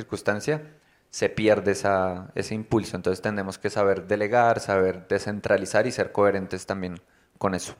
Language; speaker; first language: Spanish; native; Spanish